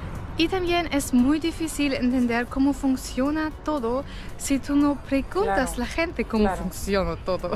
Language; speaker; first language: Spanish; non-native, fluent; German